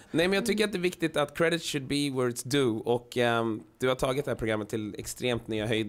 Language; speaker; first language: Swedish; native; Swedish